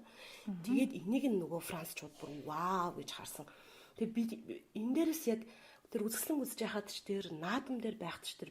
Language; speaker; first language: Mongolian; native; Mongolian